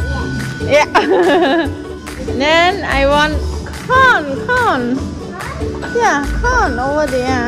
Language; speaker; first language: English; non-native, learner; Khmer